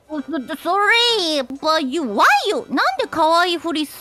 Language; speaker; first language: English; non-native, learner; Korean